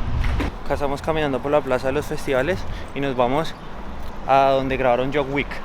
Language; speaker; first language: Spanish; native; Spanish